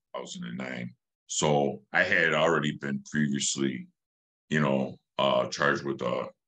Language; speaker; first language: English; native; English